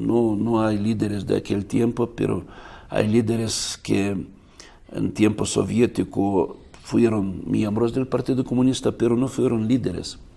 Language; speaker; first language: Spanish; non-native, fluent; Russian